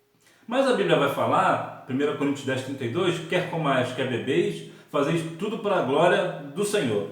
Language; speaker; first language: Portuguese; native; Portuguese